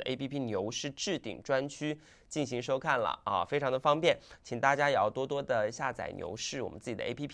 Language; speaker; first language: Chinese; native; Chinese